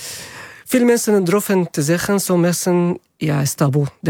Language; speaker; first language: Dutch; non-native, learner; Arabic